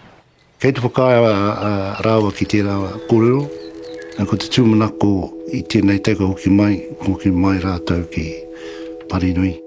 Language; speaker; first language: Māori; non-native, local second language; English